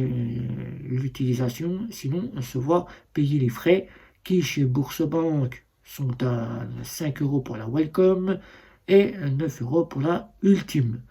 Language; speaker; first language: French; native; French